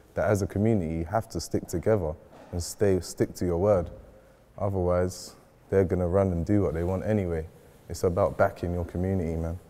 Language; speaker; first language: English; native; English